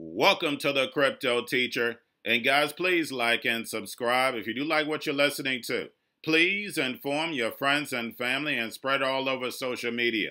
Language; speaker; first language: English; native; English